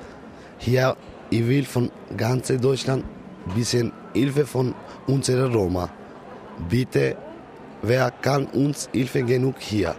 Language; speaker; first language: German; non-native, learner; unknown